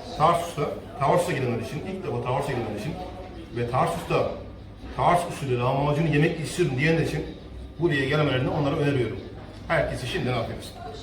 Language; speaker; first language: Turkish; native; Turkish